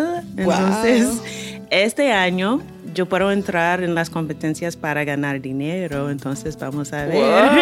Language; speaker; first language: Spanish; non-native, fluent; English